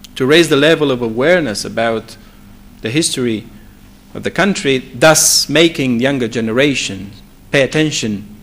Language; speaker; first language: English; non-native, fluent; Romanian